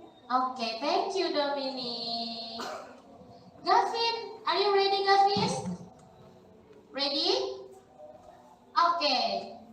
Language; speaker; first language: English; non-native, fluent; Indonesian